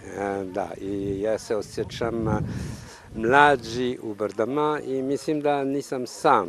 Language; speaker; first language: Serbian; non-native, fluent; French